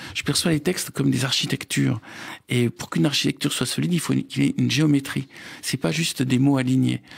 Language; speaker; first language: French; native; French